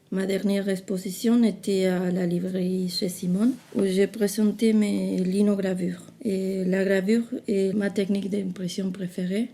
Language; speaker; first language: French; non-native, fluent; Spanish